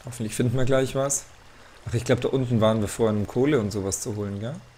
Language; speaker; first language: German; native; German